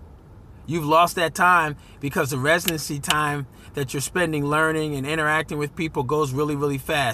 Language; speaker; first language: English; native; English